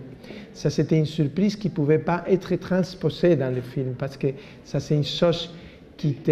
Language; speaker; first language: French; non-native, fluent; Spanish